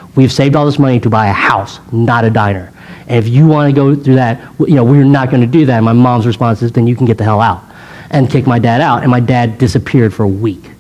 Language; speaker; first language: English; native; English